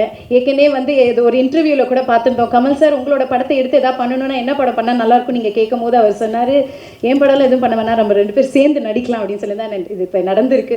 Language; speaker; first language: Tamil; native; Tamil